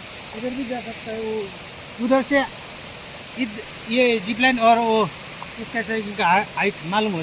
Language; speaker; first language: Hindi; non-native, local second language; Nepali